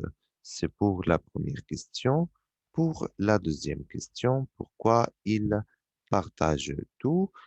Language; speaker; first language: French; non-native, fluent; Arabic